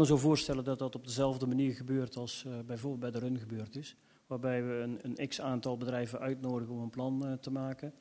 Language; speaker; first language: Dutch; native; Dutch